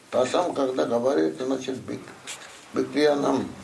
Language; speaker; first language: Russian; non-native, learner; Bangla